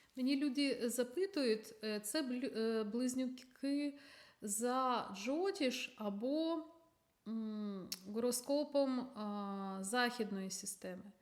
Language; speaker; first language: Ukrainian; non-native, local second language; Russian